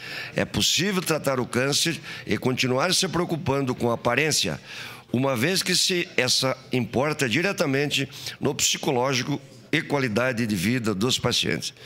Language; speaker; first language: Portuguese; native; Portuguese